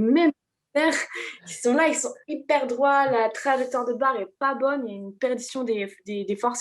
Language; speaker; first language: French; native; French